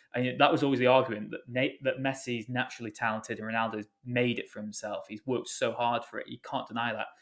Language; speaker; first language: English; native; English